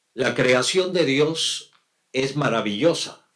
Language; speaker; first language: Spanish; native; Spanish